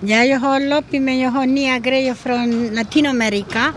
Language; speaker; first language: Swedish; non-native, learner; Spanish